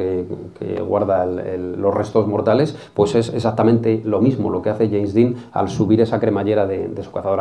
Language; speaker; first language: Spanish; native; Spanish